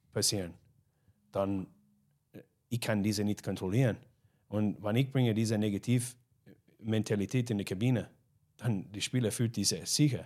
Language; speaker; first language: German; non-native, fluent; English